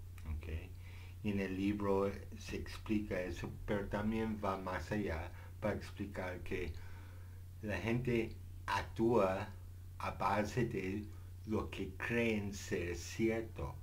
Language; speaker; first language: Spanish; non-native, fluent; English